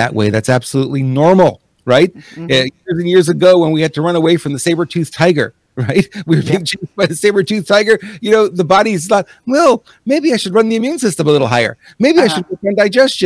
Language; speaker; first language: English; native; English